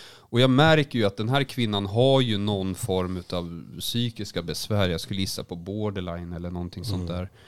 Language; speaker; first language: Swedish; native; Swedish